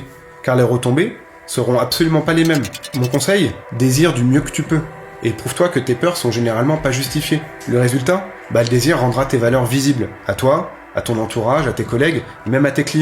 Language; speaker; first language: French; native; French